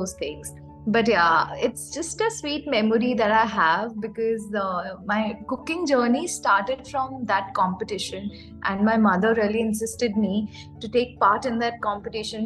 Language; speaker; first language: English; non-native, local second language; Hindi